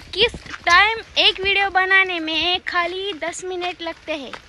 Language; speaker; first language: Hindi; non-native, local second language; Marathi